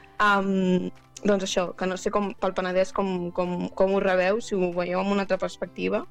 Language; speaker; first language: Catalan; native; Catalan